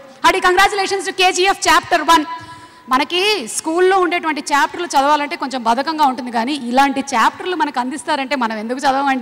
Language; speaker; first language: Telugu; native; Telugu